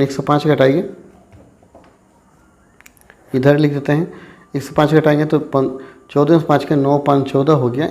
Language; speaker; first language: Hindi; native; Hindi